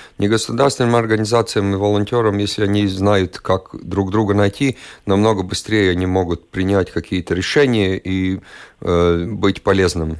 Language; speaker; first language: Russian; non-native, local second language; Latvian